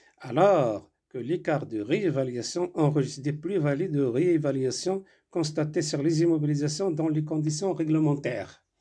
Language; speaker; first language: French; non-native, local second language; Arabic